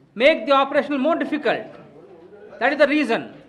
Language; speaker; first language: English; non-native, local second language; Tamil